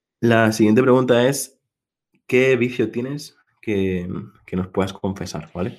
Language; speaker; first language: Spanish; non-native, local second language; Catalan